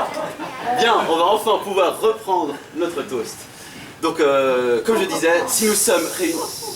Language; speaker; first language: French; native; French